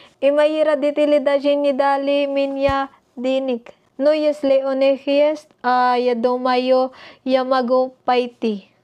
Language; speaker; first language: Russian; non-native, learner; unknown